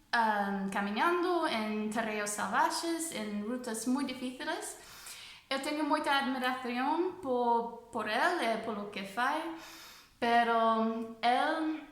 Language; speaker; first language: Portuguese; non-native, fluent; English